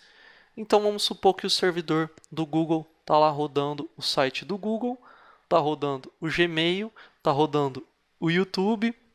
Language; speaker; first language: Portuguese; native; Portuguese